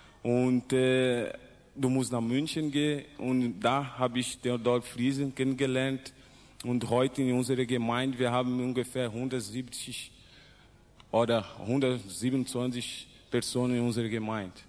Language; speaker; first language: German; non-native, learner; Portuguese